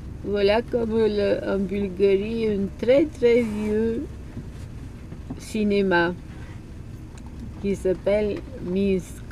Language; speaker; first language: French; non-native, fluent; Russian